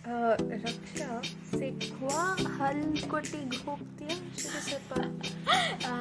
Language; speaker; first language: French; non-native, fluent; Konkani